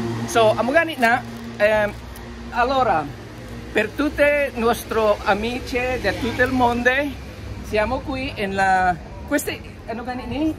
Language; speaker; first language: Italian; non-native, learner; Pangasinan